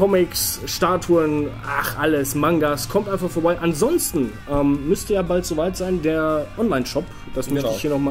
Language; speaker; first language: German; native; German